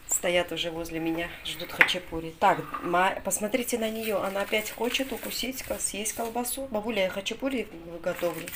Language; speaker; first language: Russian; native; Russian